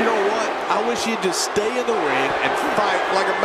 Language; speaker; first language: English; native; English